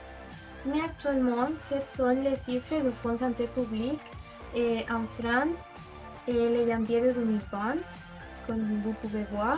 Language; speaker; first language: French; non-native, learner; Spanish